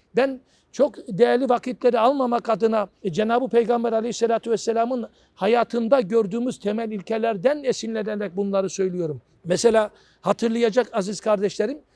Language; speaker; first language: Turkish; native; Turkish